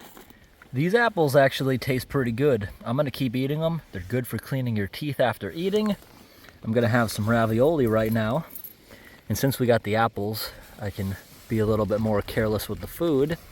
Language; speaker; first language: English; native; English